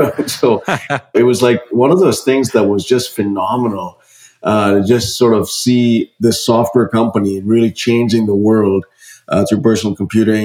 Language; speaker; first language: English; non-native, local second language; Malayalam